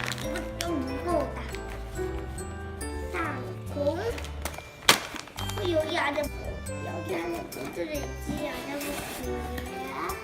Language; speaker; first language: Korean; early bilingual, heritage; Korean